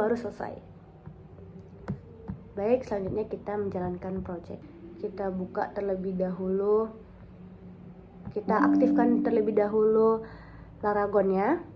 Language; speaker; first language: Indonesian; native; Indonesian